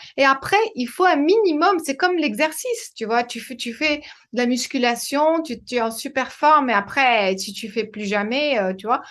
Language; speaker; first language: French; non-native, fluent; English